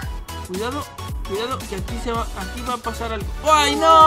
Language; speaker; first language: Spanish; native; Spanish